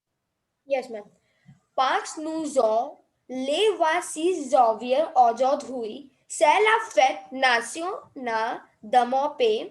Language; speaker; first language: French; non-native, learner; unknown